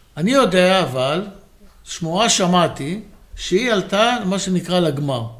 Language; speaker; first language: Hebrew; native; Hebrew